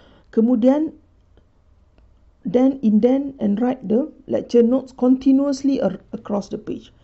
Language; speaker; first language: English; non-native, local second language; Malay